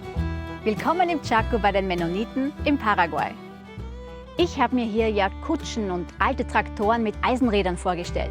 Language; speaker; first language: German; native; German